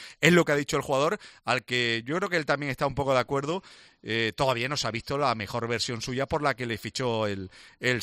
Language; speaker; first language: Spanish; native; Spanish